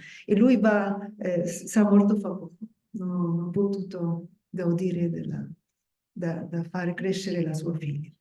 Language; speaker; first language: Italian; non-native, fluent; Spanish